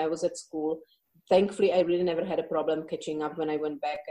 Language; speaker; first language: English; non-native, fluent; Czech